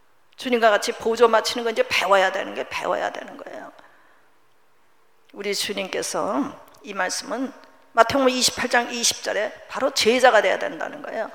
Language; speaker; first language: Korean; native; Korean